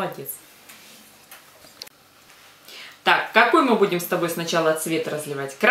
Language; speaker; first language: Russian; native; Russian